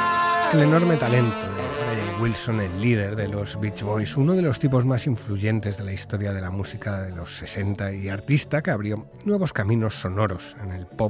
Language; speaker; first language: Spanish; native; Spanish